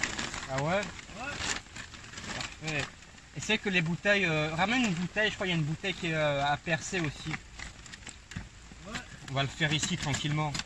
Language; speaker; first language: French; native; French